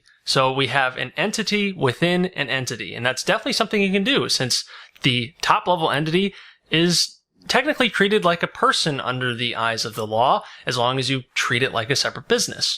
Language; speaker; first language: English; native; English